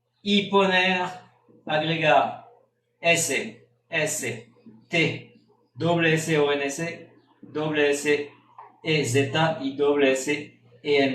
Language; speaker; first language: Spanish; non-native, fluent; French